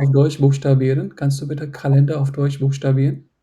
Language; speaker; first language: German; non-native, fluent; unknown